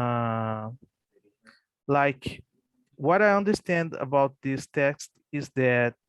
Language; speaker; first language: English; non-native, fluent; Portuguese